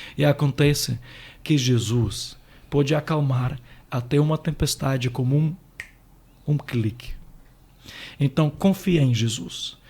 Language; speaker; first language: Portuguese; non-native, fluent; Ukrainian